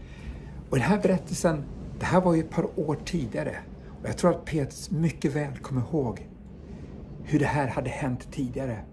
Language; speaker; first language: Swedish; native; Swedish